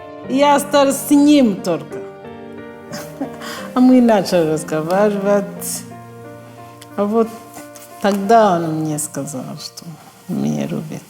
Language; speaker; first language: Russian; non-native, fluent; Kinyarwanda